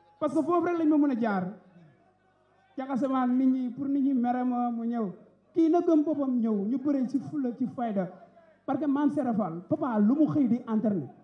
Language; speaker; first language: Wolof; non-native, local second language; Serer